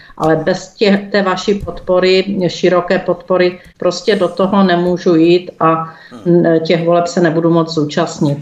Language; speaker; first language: Czech; native; Czech